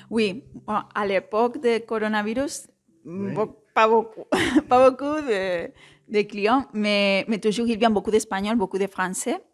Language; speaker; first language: French; non-native, fluent; Spanish